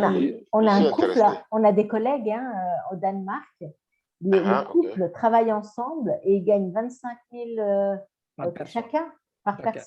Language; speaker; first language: French; native; French